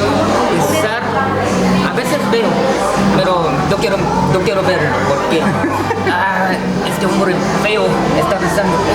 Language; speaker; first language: Spanish; non-native, fluent; Korean